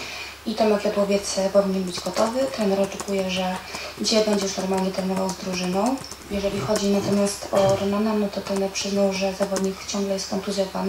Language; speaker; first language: Polish; native; Polish